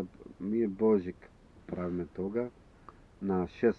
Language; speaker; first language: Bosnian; non-native, learner; Macedonian